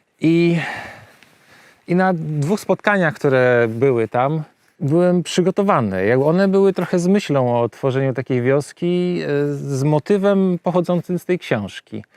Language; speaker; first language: Polish; native; Polish